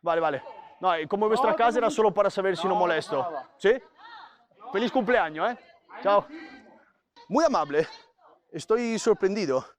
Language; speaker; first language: Spanish; non-native, fluent; Italian